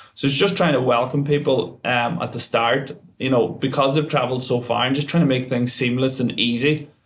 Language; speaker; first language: English; native; English